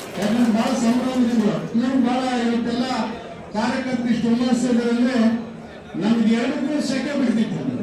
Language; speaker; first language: Kannada; native; Kannada